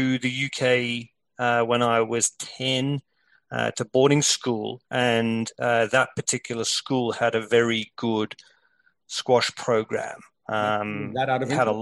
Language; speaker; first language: English; native; English